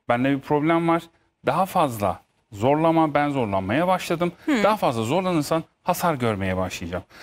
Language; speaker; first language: Turkish; native; Turkish